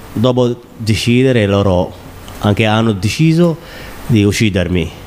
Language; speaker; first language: Italian; non-native, learner; Somali